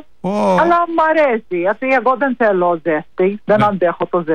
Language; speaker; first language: Greek; non-native, learner; Maltese